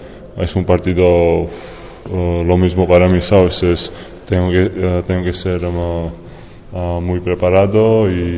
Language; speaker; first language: Spanish; non-native, fluent; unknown